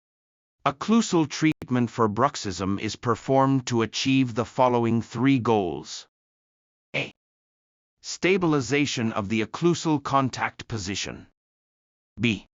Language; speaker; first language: English; non-native, fluent; Japanese